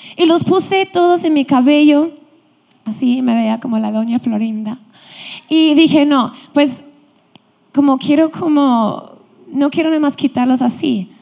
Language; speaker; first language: Spanish; non-native, fluent; English